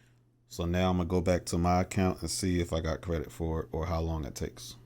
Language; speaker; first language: English; native; English